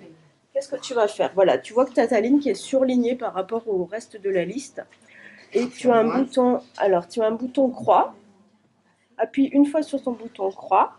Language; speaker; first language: French; native; French